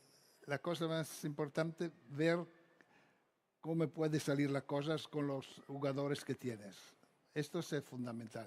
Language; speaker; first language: Spanish; non-native, fluent; Italian